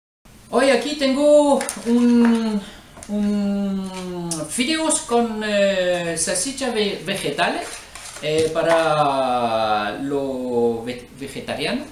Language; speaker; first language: Spanish; non-native, learner; French